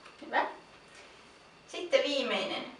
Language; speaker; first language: Finnish; native; Finnish